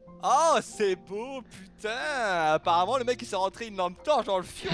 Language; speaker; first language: French; native; French